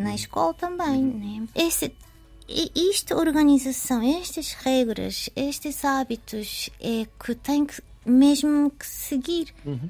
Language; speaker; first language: Portuguese; non-native, learner; Japanese